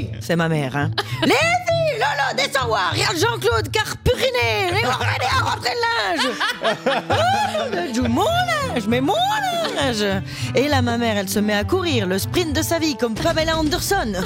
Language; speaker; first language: French; native; French